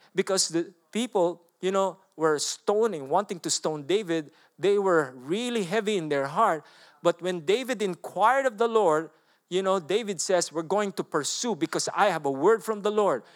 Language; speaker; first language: English; non-native, local second language; Filipino